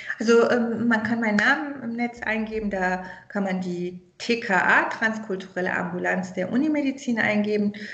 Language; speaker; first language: German; early bilingual, other home language; Persian